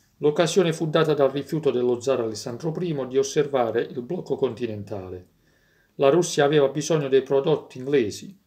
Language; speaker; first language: Italian; native; Italian